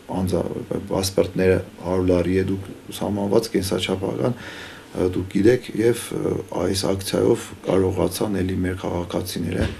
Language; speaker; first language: Armenian; native; Armenian